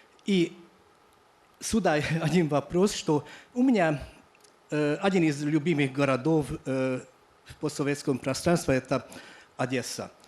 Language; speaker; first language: Russian; non-native, fluent; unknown